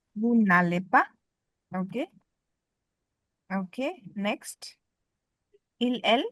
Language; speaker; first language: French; non-native, fluent; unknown